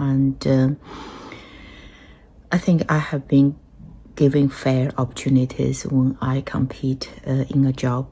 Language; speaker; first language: English; non-native, fluent; Chinese